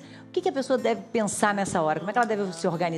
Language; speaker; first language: Portuguese; native; Portuguese